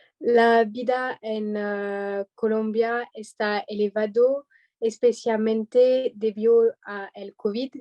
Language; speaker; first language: Spanish; non-native, learner; French